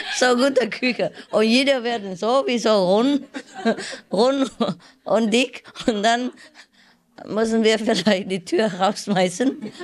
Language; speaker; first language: German; non-native, learner; Vietnamese